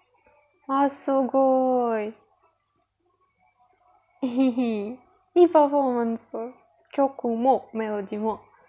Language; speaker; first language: Japanese; non-native, learner; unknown